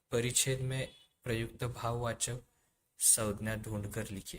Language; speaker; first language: Hindi; non-native, local second language; Marathi